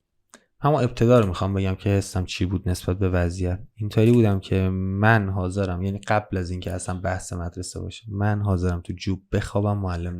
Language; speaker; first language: Persian; native; Persian